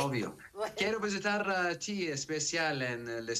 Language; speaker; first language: Spanish; non-native, learner; Arabic